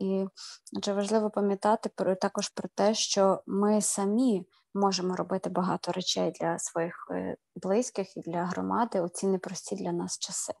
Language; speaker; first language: Ukrainian; native; Ukrainian